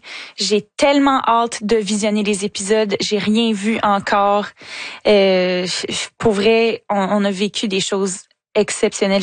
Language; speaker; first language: French; native; French